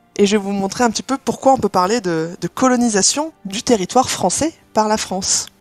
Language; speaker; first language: French; native; French